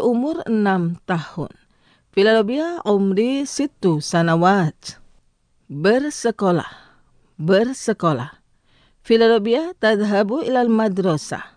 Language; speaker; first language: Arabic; non-native, fluent; Indonesian